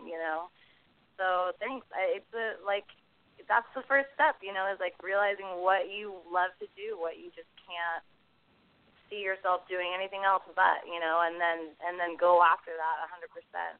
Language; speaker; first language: English; native; English